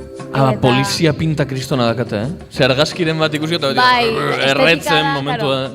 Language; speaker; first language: Basque; native; Basque